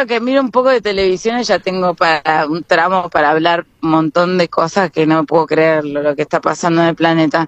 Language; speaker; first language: Spanish; native; Spanish